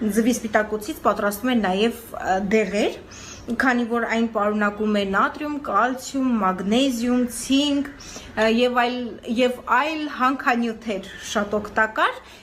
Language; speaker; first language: Armenian; native; Armenian